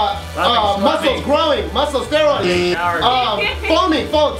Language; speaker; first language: English; native; English